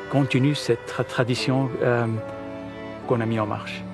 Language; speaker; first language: French; early bilingual, heritage; Spanish